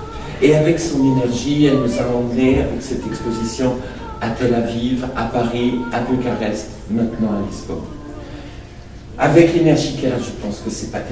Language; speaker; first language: French; native; French